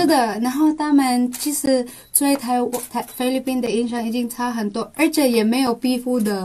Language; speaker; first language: Chinese; non-native, local second language; Cebuano